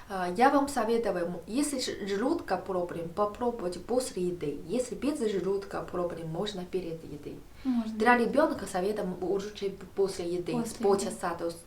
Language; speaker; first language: Russian; non-native, learner; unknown